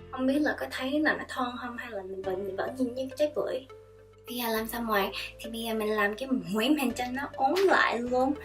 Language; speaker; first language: Vietnamese; early bilingual, heritage; Vietnamese